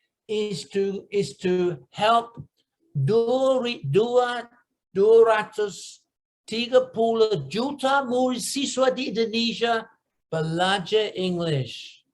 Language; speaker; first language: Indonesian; non-native, learner; English